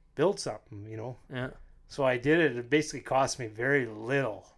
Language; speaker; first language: English; native; English